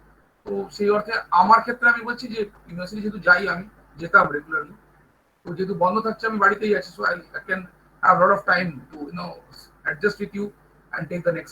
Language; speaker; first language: Bangla; native; Bangla